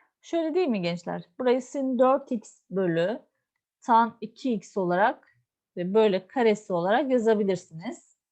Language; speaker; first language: Turkish; native; Turkish